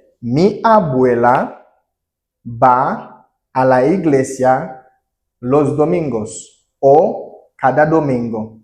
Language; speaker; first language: Spanish; non-native, learner; Haitian Creole